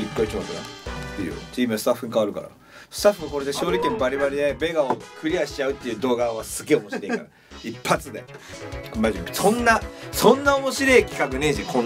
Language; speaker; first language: Japanese; native; Japanese